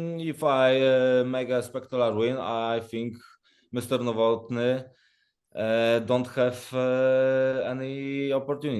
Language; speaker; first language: English; non-native, learner; Polish